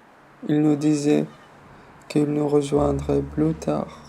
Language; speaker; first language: French; non-native, fluent; Arabic